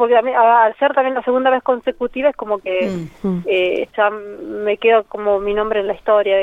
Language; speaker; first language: Spanish; native; Spanish